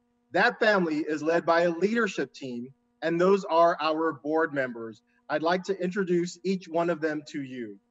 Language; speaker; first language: English; native; English